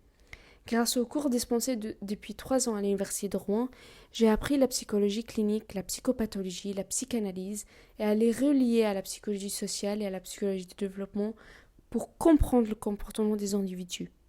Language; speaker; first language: French; non-native, learner; Arabic